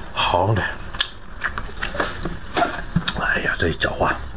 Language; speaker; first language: Chinese; native; Chinese